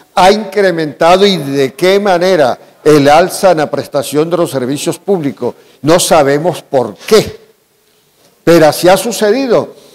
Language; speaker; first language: Spanish; native; Spanish